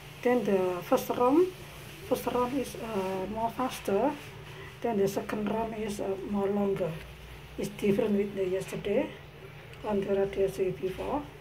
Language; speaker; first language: English; non-native, learner; Indonesian